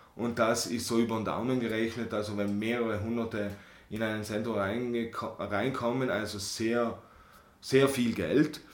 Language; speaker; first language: German; non-native, local second language; Italian